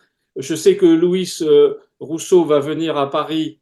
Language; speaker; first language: French; native; French